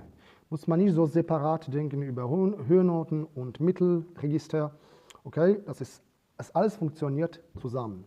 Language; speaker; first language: German; non-native, fluent; Russian